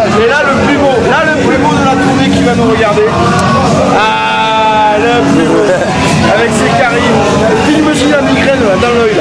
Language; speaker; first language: French; native; French